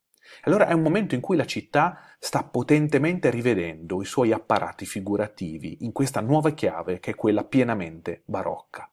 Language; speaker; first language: Italian; native; Italian